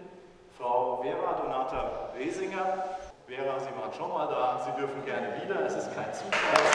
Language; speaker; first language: German; native; German